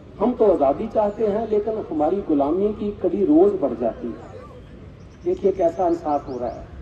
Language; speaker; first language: Hindi; non-native, local second language; Punjabi